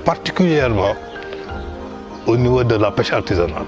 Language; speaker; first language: French; non-native, local second language; Wolof